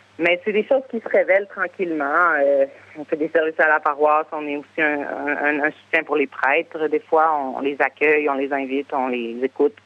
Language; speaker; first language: French; native; French